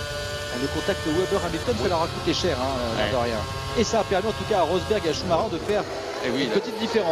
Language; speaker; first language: French; native; French